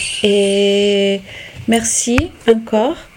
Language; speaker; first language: French; non-native, fluent; Italian